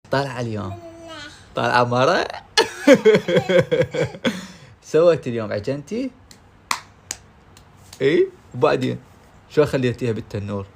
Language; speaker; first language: Arabic; native; Arabic